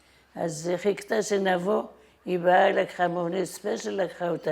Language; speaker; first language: Hebrew; non-native, fluent; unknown